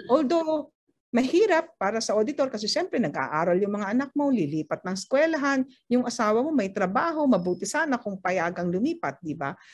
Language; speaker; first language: Filipino; native; Filipino